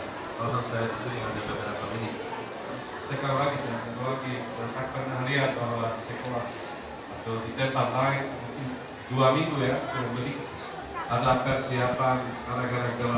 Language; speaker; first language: Indonesian; non-native, fluent; Slovak